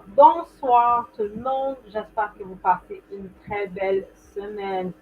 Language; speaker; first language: French; non-native, learner; English